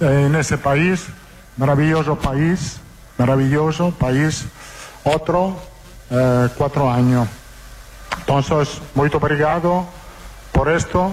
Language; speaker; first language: Portuguese; non-native, fluent; Italian